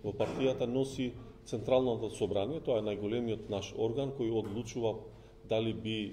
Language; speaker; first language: Macedonian; non-native, local second language; Albanian